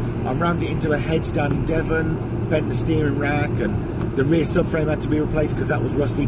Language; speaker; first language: English; native; English